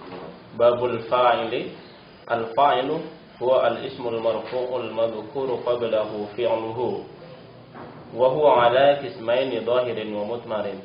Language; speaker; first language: Arabic; non-native, learner; Indonesian